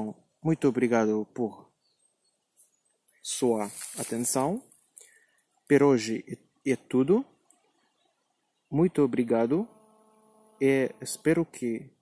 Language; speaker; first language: Portuguese; non-native, learner; Spanish